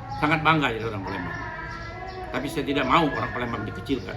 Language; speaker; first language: Indonesian; native; Indonesian